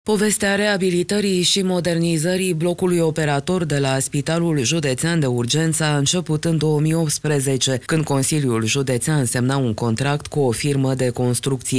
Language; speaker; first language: Romanian; native; Romanian